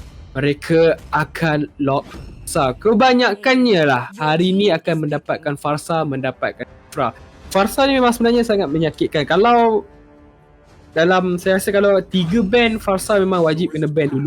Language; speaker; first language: Malay; native; Malay